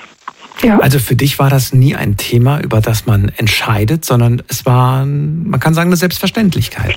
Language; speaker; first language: German; native; German